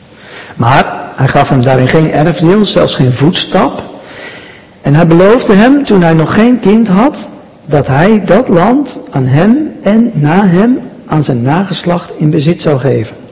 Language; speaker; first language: Dutch; native; Dutch